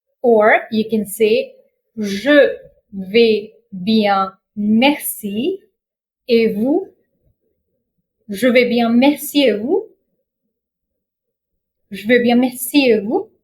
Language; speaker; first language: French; non-native, fluent; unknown